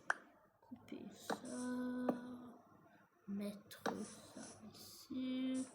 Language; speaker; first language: French; non-native, fluent; English